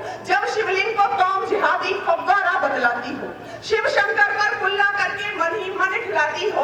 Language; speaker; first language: Hindi; native; Hindi